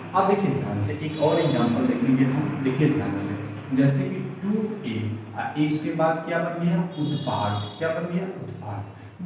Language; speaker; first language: Hindi; native; Hindi